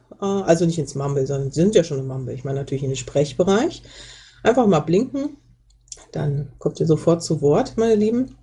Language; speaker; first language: German; native; German